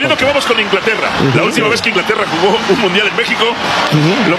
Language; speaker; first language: Spanish; native; Spanish